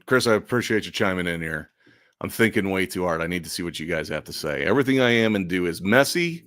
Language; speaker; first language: English; native; English